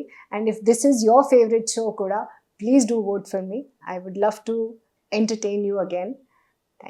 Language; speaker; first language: Telugu; non-native, local second language; Hindi